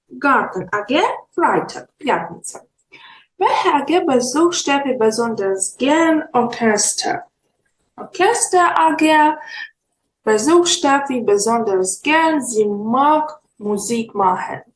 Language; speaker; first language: German; non-native, fluent; Ukrainian